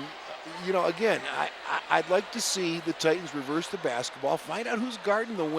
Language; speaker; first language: English; native; English